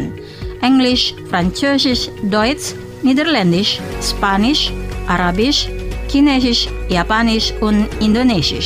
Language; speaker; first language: German; non-native, fluent; Indonesian